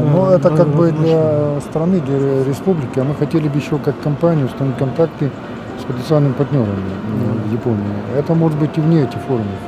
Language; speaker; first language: Russian; native; Russian